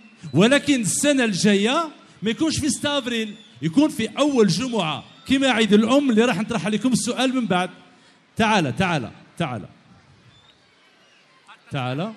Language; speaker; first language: Arabic; native; Arabic